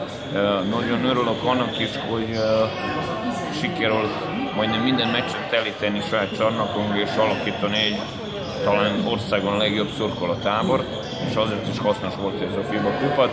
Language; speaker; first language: Hungarian; non-native, learner; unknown